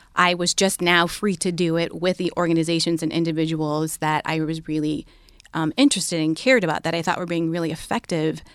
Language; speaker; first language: English; native; English